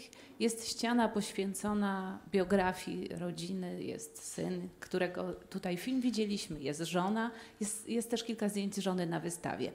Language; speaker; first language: Polish; native; Polish